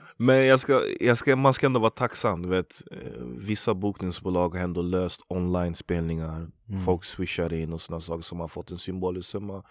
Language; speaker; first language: Swedish; early bilingual, other home language; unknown